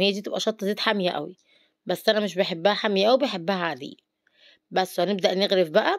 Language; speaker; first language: Arabic; native; Arabic